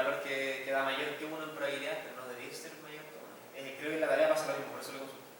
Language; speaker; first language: Spanish; native; Spanish